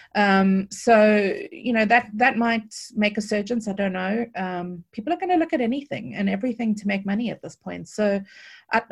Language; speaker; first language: English; native; English